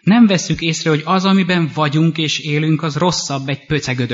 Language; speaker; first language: Hungarian; native; Hungarian